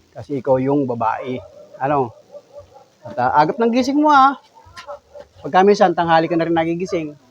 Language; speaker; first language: Filipino; native; Filipino